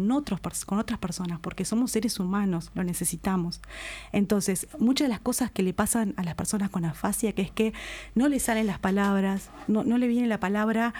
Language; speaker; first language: Spanish; native; Spanish